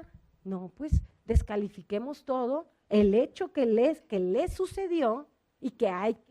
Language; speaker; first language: Spanish; native; Spanish